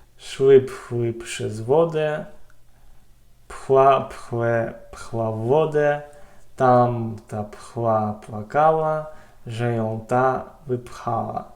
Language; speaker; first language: Polish; non-native, learner; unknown